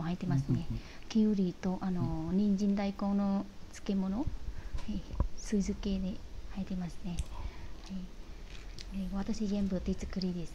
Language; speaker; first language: Japanese; non-native, learner; Vietnamese